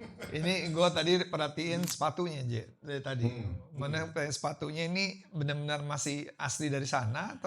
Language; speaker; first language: Indonesian; native; Indonesian